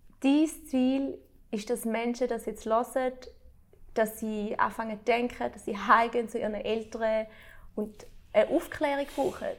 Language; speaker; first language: German; early bilingual, other home language; Albanian